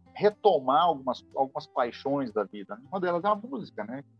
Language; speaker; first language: Portuguese; native; Portuguese